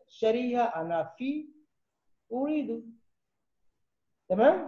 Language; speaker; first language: Arabic; non-native, fluent; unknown